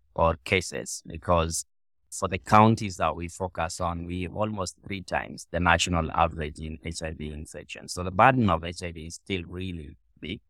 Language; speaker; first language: English; non-native, local second language; Luo (Kenya and Tanzania)